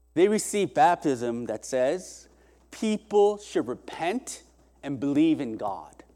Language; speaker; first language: English; early bilingual, other home language; Korean